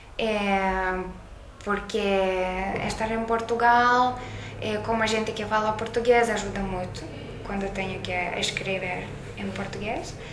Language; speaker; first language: Portuguese; non-native, learner; Lithuanian